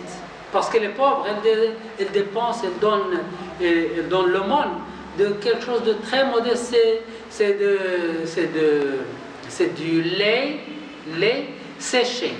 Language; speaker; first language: French; non-native, local second language; Arabic